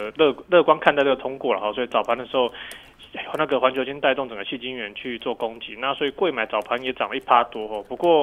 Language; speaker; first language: Chinese; native; Chinese